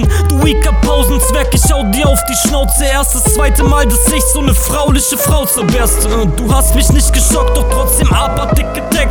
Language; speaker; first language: German; native; German